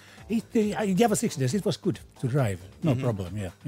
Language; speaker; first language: English; non-native, fluent; Finnish